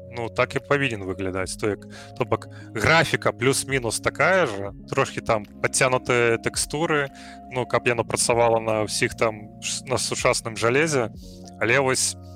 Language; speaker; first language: Belarusian; non-native, local second language; Russian